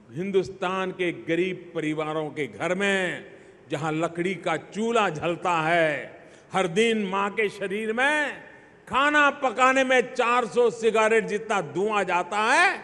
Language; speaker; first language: Hindi; non-native, local second language; Gujarati